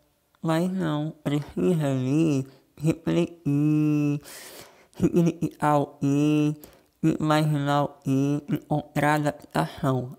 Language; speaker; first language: Portuguese; non-native, local second language; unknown